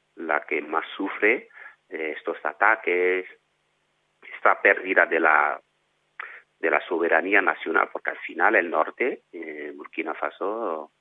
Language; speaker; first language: Spanish; non-native, fluent; French